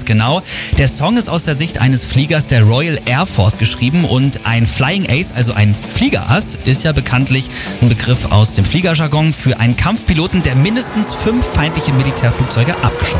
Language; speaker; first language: German; native; German